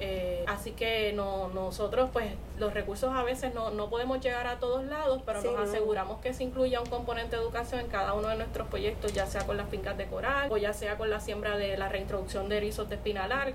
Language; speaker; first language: Spanish; native; Spanish